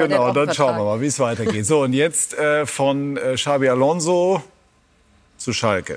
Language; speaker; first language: German; native; German